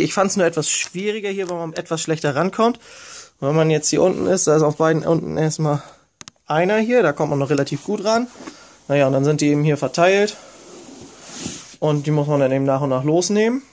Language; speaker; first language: German; native; German